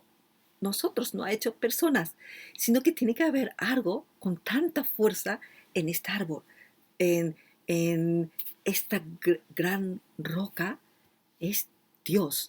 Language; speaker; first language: Spanish; non-native, fluent; Japanese